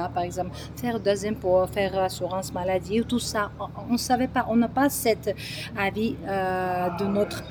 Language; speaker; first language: French; non-native, learner; Georgian